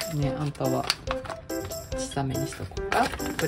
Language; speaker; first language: Japanese; native; Japanese